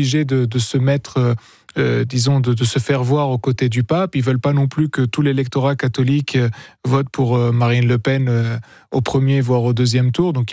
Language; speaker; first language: French; non-native, local second language; Arabic